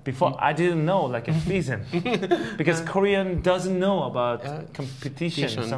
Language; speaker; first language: English; non-native, learner; Korean